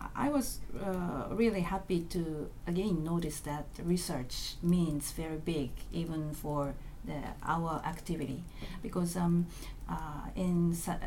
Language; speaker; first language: English; non-native, learner; Japanese